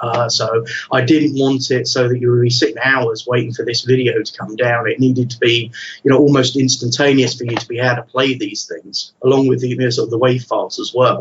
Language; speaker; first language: English; native; English